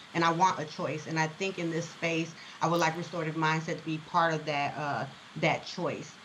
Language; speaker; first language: English; native; English